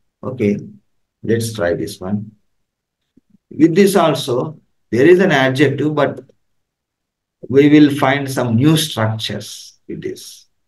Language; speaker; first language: English; non-native, local second language; Telugu